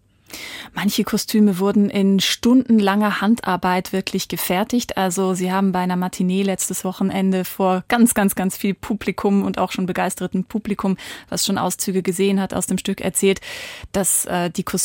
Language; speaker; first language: German; native; German